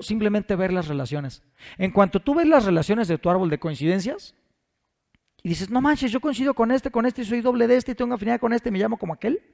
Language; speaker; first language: Spanish; native; Spanish